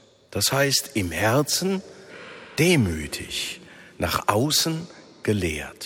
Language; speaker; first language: German; native; German